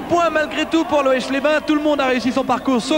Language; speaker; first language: French; native; French